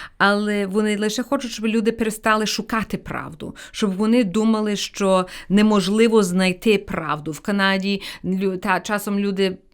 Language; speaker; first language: Ukrainian; early bilingual, heritage; Ukrainian